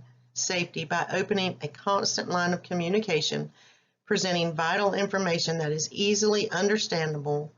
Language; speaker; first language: English; native; English